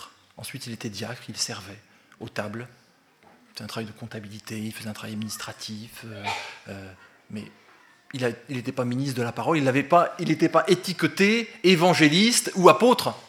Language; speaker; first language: French; native; French